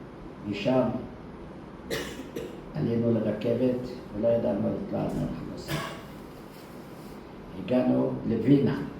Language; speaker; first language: Hebrew; early bilingual, other home language; Dutch